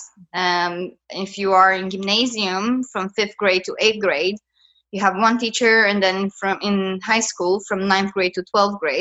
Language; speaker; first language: English; non-native, fluent; Romanian